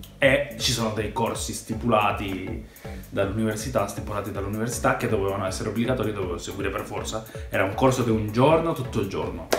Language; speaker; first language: Italian; non-native, fluent; Spanish